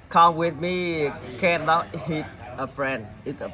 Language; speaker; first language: English; non-native, learner; Vietnamese